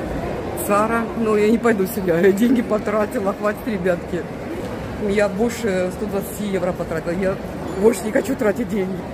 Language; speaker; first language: Russian; native; Russian